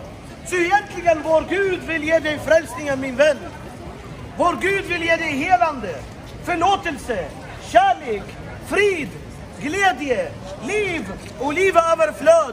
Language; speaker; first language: Swedish; non-native, fluent; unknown